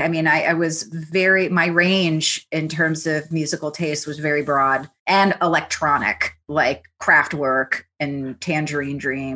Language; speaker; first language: English; early bilingual, other home language; Italian